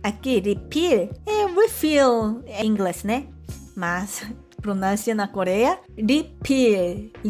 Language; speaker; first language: Portuguese; non-native, fluent; Korean